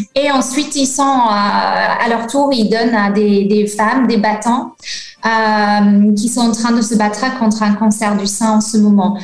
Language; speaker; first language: French; non-native, fluent; English